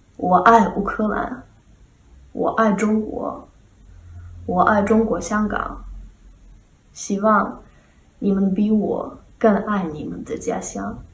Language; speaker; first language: Chinese; non-native, fluent; Ukrainian